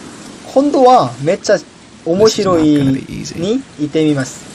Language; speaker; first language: Japanese; non-native, learner; Korean